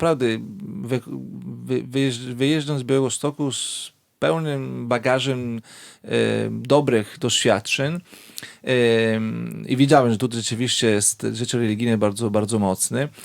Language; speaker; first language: Polish; non-native, fluent; Italian